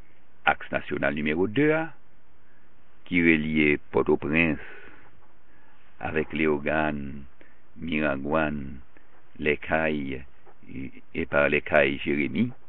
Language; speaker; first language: French; non-native, local second language; Haitian Creole